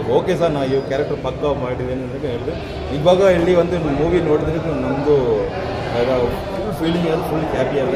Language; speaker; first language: Kannada; non-native, learner; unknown